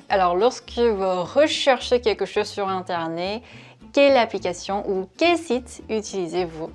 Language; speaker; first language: French; non-native, fluent; Korean